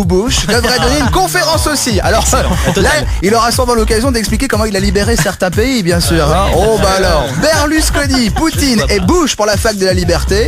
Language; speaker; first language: French; native; French